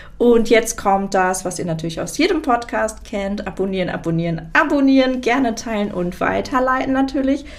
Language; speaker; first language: German; native; German